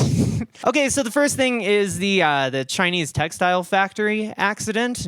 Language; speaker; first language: English; native; English